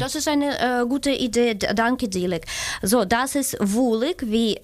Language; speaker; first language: German; non-native, fluent; Ukrainian